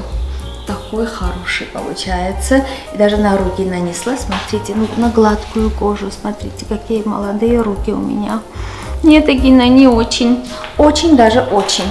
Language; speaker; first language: Russian; non-native, local second language; Armenian